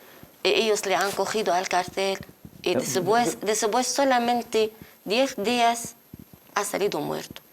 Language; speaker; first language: Spanish; non-native, learner; Arabic